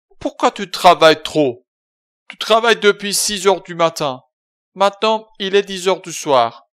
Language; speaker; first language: French; non-native, fluent; Persian